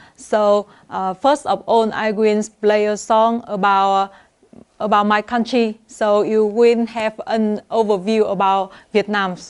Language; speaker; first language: English; non-native, learner; Vietnamese